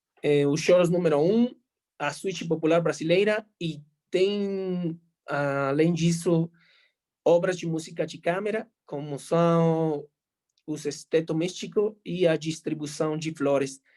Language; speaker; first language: Portuguese; non-native, fluent; Spanish